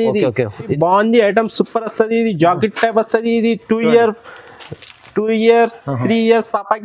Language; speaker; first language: Telugu; non-native, local second language; Urdu